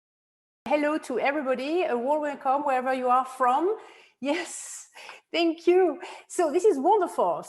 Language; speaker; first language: English; non-native, fluent; French